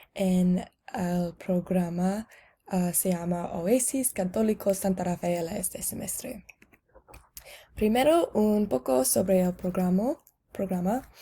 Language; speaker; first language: Spanish; non-native, learner; English